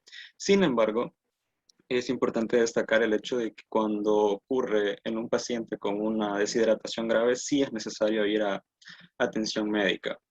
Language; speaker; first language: Spanish; native; Spanish